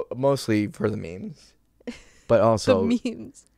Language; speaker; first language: English; native; English